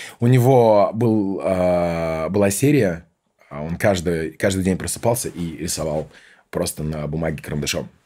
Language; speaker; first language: Russian; early bilingual, heritage; Russian